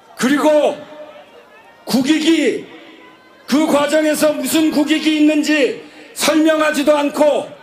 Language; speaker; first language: Korean; native; Korean